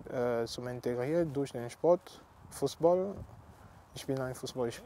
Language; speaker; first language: German; non-native, learner; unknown